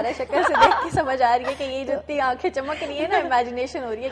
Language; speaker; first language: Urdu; non-native, local second language; Pashto